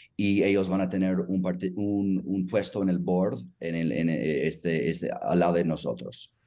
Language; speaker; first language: Spanish; non-native, fluent; English